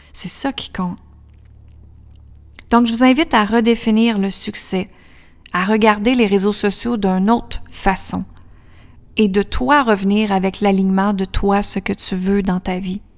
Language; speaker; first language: French; native; French